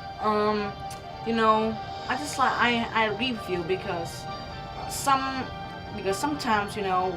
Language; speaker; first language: English; non-native, learner; Vietnamese